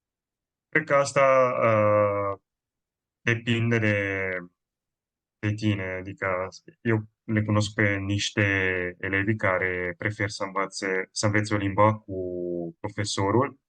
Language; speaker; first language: Romanian; non-native, fluent; Italian